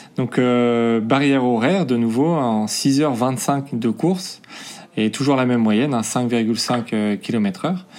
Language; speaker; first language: French; native; French